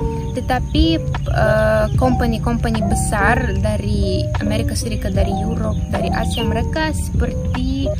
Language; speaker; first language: Indonesian; non-native, fluent; Russian